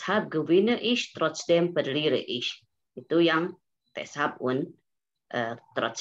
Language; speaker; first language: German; non-native, fluent; Indonesian